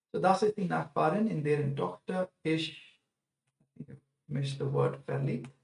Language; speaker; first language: German; non-native, fluent; English